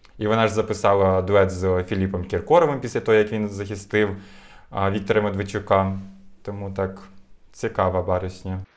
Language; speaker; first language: Ukrainian; non-native, local second language; Russian